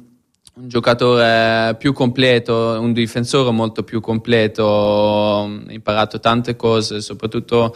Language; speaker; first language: Italian; non-native, fluent; Dutch